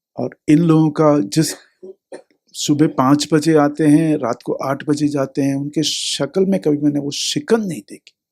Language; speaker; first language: Hindi; non-native, local second language; Tamil